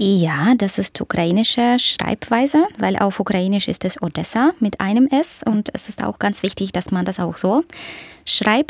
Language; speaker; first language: German; non-native, fluent; Ukrainian